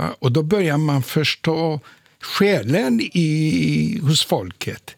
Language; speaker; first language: Swedish; non-native, fluent; Polish